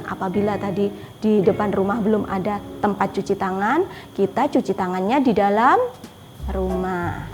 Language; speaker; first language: Indonesian; native; Indonesian